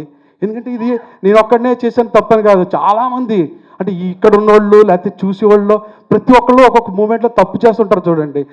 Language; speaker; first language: Telugu; native; Telugu